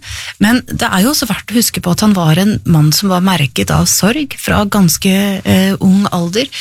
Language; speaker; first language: Norwegian; native; Norwegian